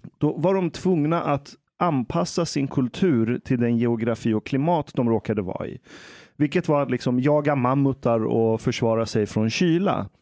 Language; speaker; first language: Swedish; early bilingual, other home language; Persian